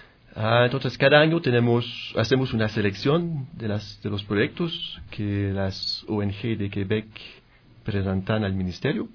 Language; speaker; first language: Spanish; non-native, fluent; French